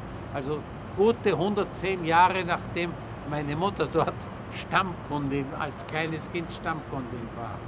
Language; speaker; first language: German; early bilingual, heritage; German